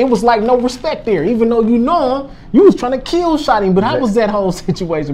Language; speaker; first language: English; native; English